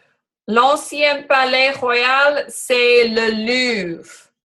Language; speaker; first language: French; non-native, learner; English